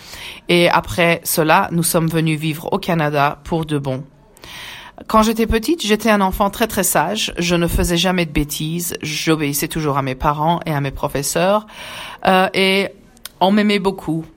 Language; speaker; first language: French; early bilingual, other home language; Persian